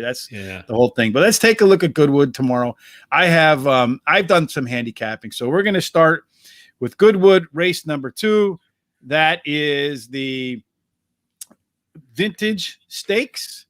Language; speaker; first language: English; native; English